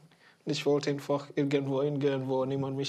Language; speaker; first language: German; non-native, fluent; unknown